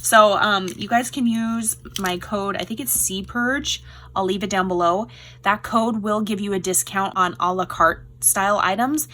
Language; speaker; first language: English; native; English